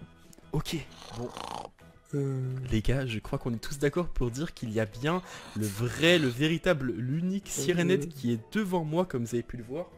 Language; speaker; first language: French; native; French